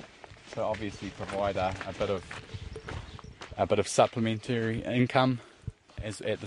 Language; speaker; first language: English; native; English